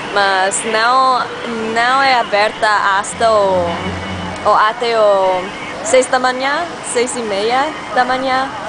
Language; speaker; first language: Portuguese; non-native, learner; English